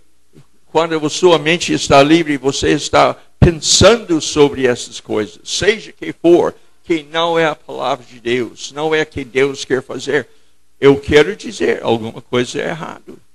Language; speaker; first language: Portuguese; non-native, fluent; English